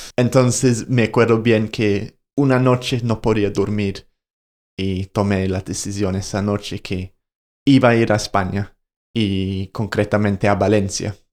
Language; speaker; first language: Spanish; non-native, fluent; English